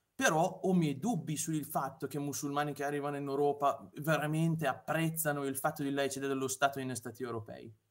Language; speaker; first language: Italian; non-native, fluent; Persian